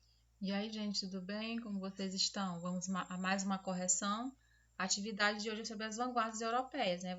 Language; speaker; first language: Portuguese; native; Portuguese